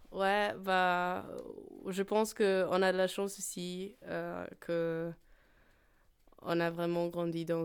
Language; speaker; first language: French; non-native, fluent; Polish